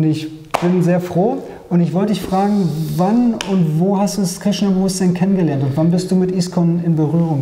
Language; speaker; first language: German; native; German